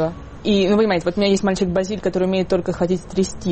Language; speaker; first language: Russian; native; Russian